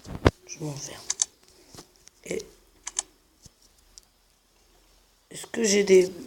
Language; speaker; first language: French; non-native, local second language; Arabic